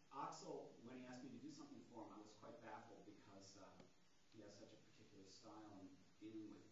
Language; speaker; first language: English; native; English